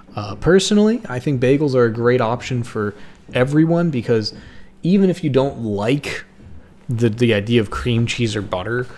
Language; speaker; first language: English; native; English